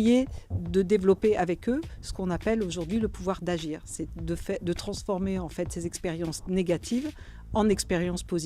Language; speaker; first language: French; native; French